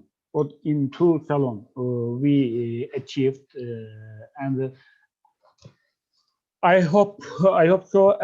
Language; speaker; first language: English; non-native, fluent; Turkish